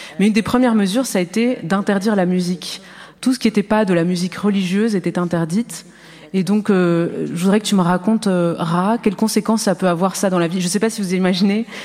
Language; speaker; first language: French; native; French